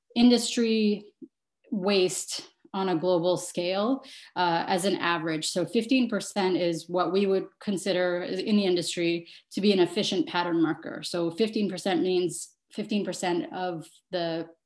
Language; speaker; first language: English; native; English